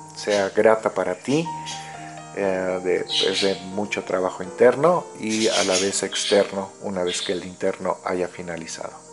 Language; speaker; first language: Spanish; native; Spanish